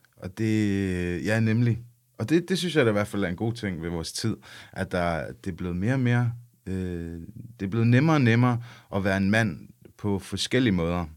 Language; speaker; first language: Danish; early bilingual, other home language; English